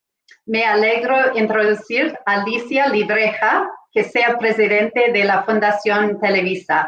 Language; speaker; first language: Spanish; non-native, fluent; English